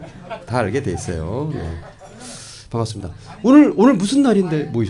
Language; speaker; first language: Korean; native; Korean